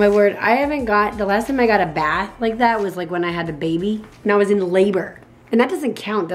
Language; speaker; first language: English; native; English